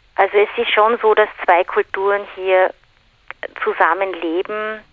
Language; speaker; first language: German; native; German